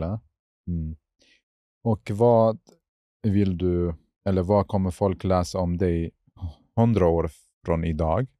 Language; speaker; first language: Swedish; non-native, fluent; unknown